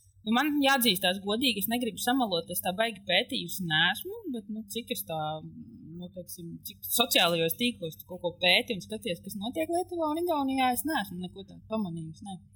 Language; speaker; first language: Latvian; native; Latvian